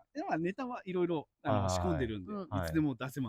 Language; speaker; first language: Japanese; native; Japanese